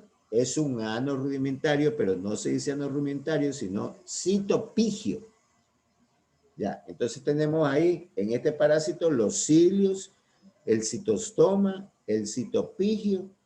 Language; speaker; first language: Spanish; native; Spanish